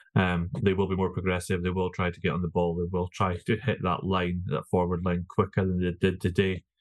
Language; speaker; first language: English; native; English